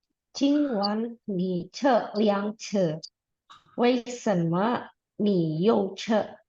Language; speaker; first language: Chinese; non-native, learner; Indonesian